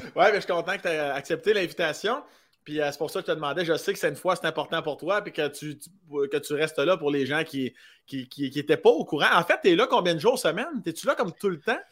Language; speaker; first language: French; native; French